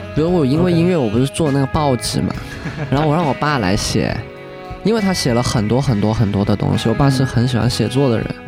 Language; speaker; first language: Chinese; non-native, local second language; Cantonese